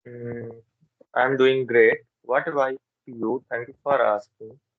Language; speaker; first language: English; non-native, learner; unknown